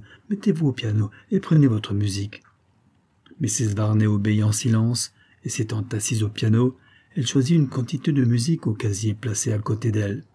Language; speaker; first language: French; native; French